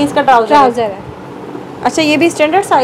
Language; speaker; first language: Urdu; native; Urdu